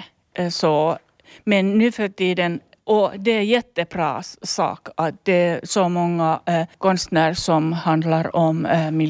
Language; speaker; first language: Swedish; non-native, local second language; Finnish